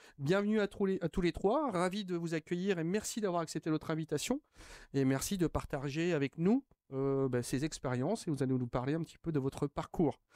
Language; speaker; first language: French; native; French